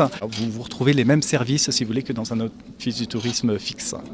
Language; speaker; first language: French; native; French